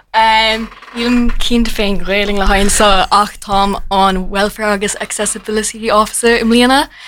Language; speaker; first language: Irish; non-native, local second language; English